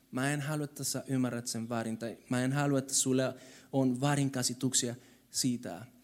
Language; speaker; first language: Finnish; non-native, fluent; Spanish